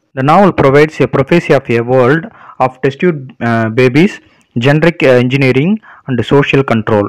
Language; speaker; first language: English; non-native, local second language; Tamil